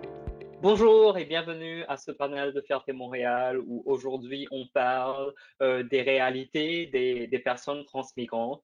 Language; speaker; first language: French; non-native, local second language; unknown